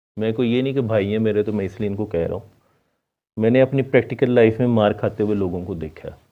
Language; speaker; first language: Urdu; non-native, local second language; Punjabi